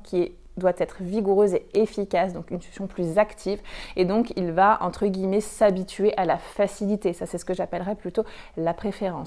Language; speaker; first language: French; native; French